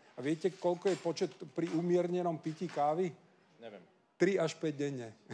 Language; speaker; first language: Slovak; non-native, local second language; Hungarian